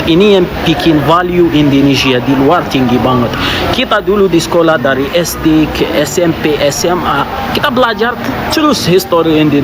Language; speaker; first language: Indonesian; non-native, fluent; Arabic